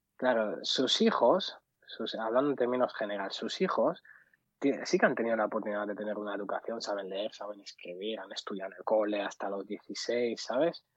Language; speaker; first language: Spanish; early bilingual, other home language; Arabic